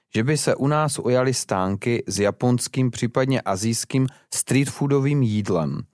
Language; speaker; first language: Czech; native; Czech